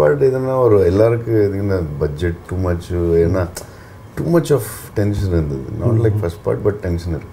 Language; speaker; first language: Tamil; non-native, learner; Telugu